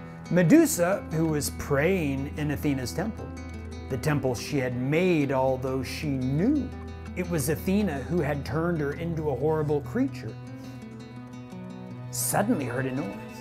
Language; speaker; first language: English; native; English